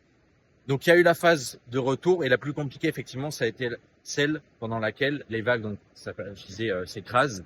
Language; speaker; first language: French; native; French